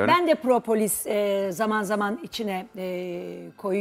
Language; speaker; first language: Turkish; native; Turkish